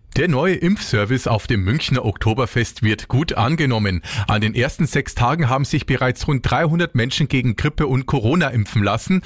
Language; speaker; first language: German; native; German